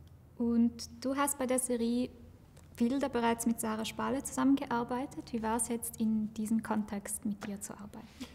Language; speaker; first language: German; native; German